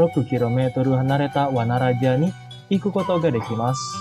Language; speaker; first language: Japanese; non-native, fluent; Indonesian